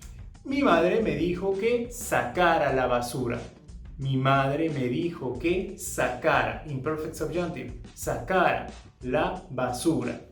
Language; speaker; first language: Spanish; non-native, fluent; English